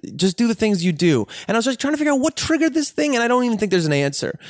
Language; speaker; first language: English; native; English